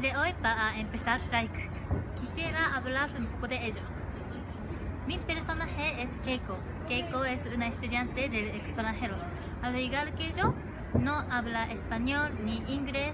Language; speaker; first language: Spanish; non-native, learner; Japanese